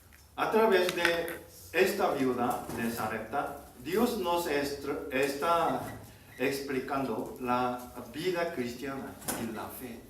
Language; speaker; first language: Spanish; non-native, learner; Korean